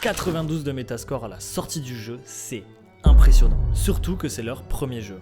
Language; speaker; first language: French; native; French